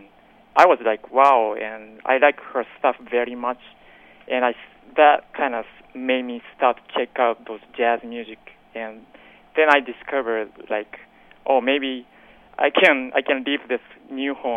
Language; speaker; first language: English; non-native, fluent; Japanese